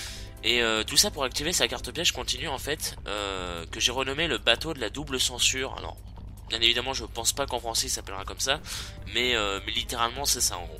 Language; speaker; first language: French; native; French